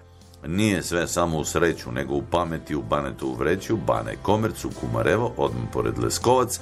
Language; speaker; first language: Serbian; native; Serbian